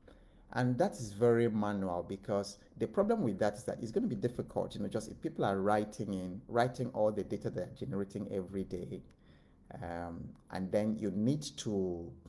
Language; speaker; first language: English; non-native, local second language; Igbo